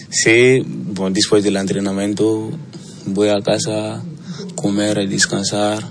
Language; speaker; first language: Spanish; non-native, learner; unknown